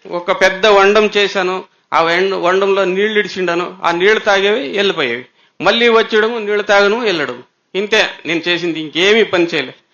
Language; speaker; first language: Telugu; native; Telugu